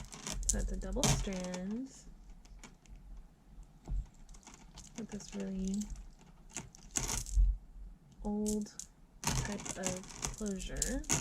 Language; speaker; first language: English; native; English